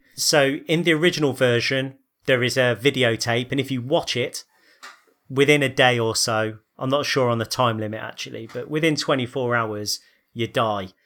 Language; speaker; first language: English; native; English